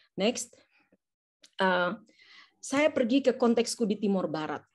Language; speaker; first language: Indonesian; native; Indonesian